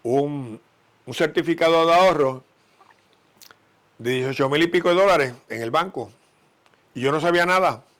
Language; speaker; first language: Spanish; native; Spanish